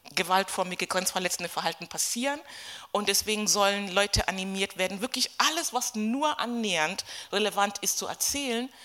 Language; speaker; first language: German; non-native, fluent; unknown